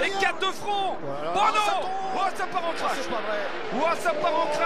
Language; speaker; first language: French; native; French